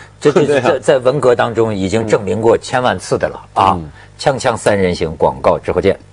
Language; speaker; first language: Chinese; native; Chinese